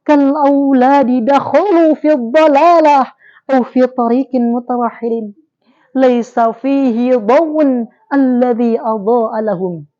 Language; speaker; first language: Arabic; non-native, learner; Indonesian